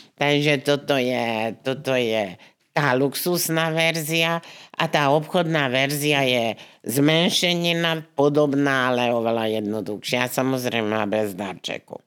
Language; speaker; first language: Slovak; native; Slovak